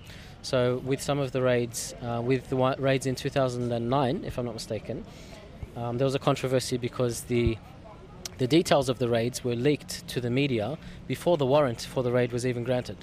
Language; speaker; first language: English; native; English